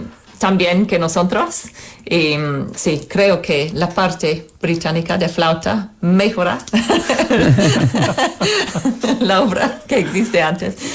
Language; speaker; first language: Spanish; non-native, fluent; English